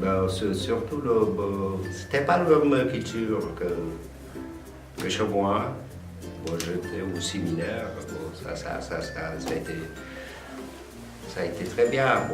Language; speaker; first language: French; non-native, fluent; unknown